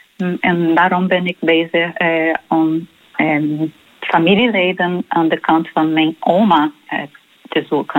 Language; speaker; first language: Dutch; non-native, learner; Portuguese